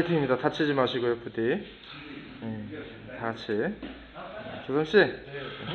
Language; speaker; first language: Korean; native; Korean